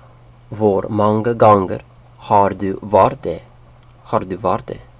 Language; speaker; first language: Danish; non-native, learner; English